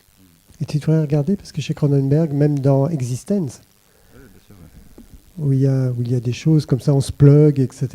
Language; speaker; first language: French; native; French